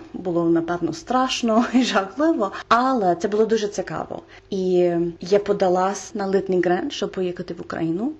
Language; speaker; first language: Ukrainian; non-native, fluent; English